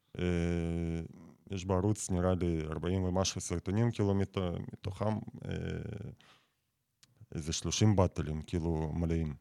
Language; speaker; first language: Hebrew; non-native, fluent; Russian